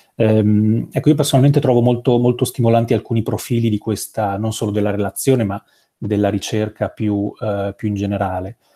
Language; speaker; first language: Italian; native; Italian